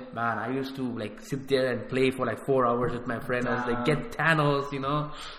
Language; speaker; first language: English; early bilingual, other home language; Tamil